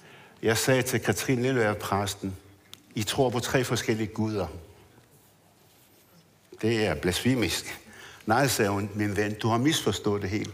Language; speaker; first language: Danish; early bilingual, other home language; Arabic